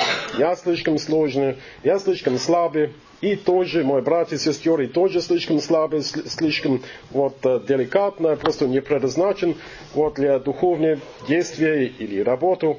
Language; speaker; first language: Russian; non-native, fluent; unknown